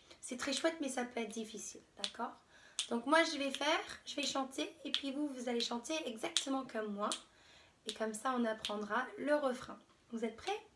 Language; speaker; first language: French; non-native, fluent; English